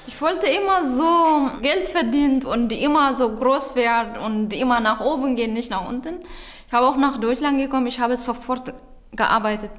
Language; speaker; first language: German; non-native, learner; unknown